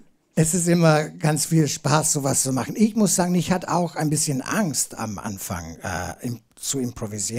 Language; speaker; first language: German; non-native, learner; English